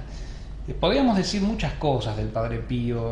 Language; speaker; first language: Spanish; native; Spanish